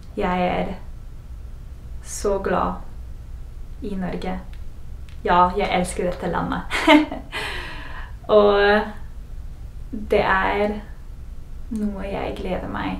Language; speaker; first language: Norwegian; non-native, fluent; English